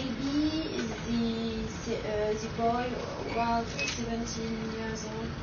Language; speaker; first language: English; non-native, learner; French